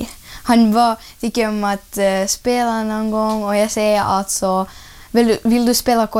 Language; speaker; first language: Swedish; non-native, learner; Russian